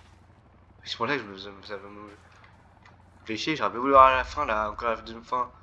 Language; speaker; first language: French; native; French